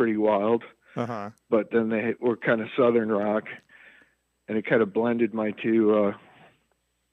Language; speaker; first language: English; native; English